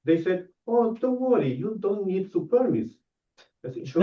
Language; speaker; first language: English; non-native, learner; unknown